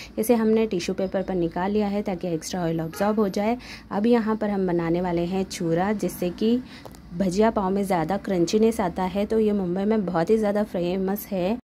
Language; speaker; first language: Hindi; non-native, local second language; Marathi